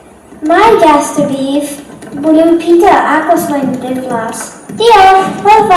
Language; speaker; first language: Welsh; non-native, learner; English